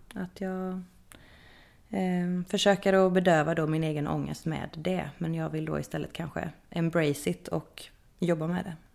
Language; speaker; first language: Swedish; native; Swedish